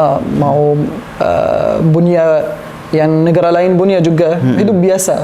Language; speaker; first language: Indonesian; non-native, learner; Arabic